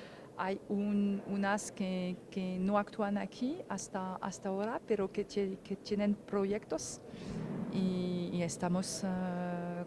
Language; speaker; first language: Spanish; non-native, fluent; French